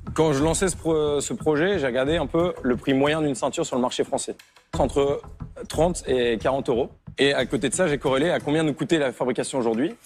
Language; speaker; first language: French; native; French